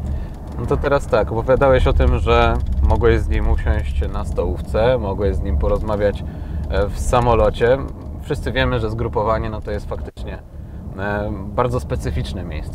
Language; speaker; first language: Polish; native; Polish